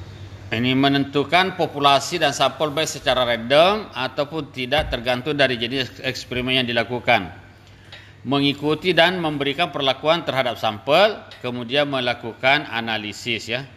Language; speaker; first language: Indonesian; native; Indonesian